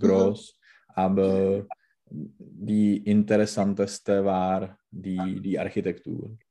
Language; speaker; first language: German; non-native, learner; Czech